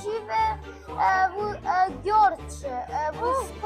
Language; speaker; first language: Macedonian; early bilingual, heritage; Macedonian